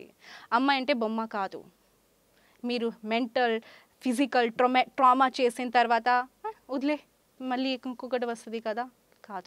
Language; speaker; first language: Telugu; non-native, local second language; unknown